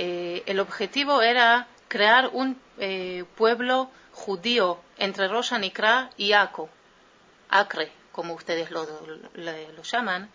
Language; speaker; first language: Spanish; early bilingual, heritage; Spanish